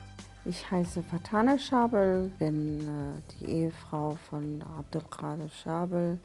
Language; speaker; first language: German; non-native, fluent; Persian